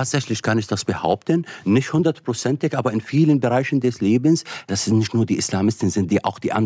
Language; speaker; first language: German; non-native, fluent; Arabic